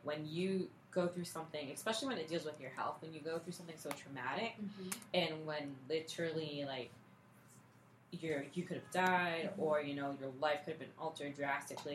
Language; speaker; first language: English; native; English